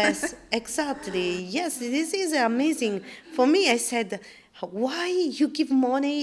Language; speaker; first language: English; non-native, learner; Italian